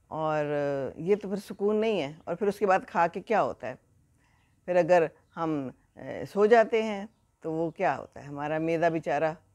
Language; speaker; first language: Urdu; native; Urdu